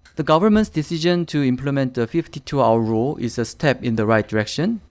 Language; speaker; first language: English; non-native, fluent; Korean